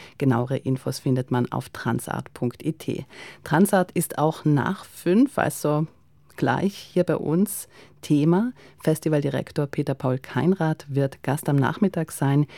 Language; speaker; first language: German; native; German